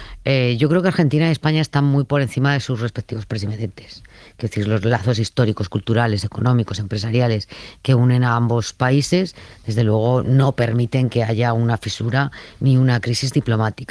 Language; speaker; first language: Spanish; native; Spanish